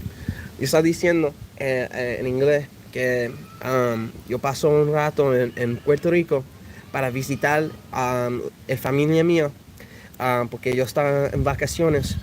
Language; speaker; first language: Spanish; early bilingual, heritage; English